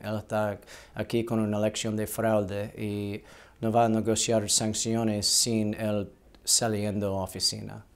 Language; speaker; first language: Spanish; non-native, learner; English